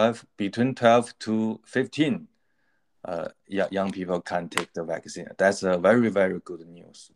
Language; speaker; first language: English; non-native, learner; Chinese